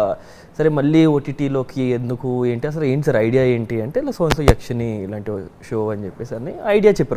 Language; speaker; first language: Telugu; native; Telugu